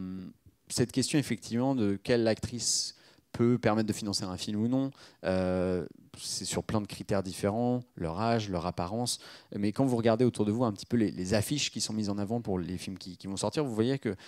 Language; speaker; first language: French; native; French